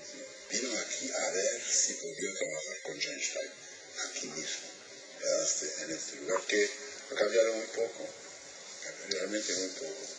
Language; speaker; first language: Spanish; non-native, fluent; French